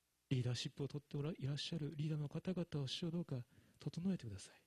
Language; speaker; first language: Japanese; native; Japanese